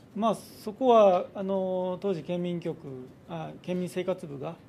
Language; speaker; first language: Japanese; native; Japanese